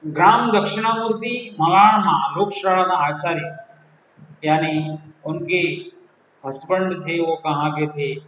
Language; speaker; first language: Hindi; non-native, local second language; Gujarati